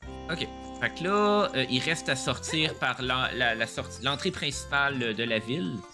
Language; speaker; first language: French; native; French